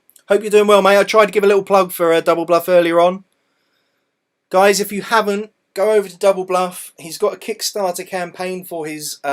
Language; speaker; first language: English; native; English